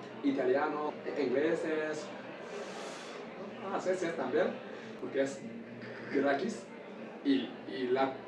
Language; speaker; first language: Spanish; non-native, learner; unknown